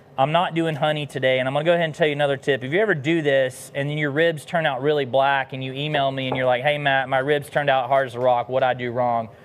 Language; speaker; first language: English; native; English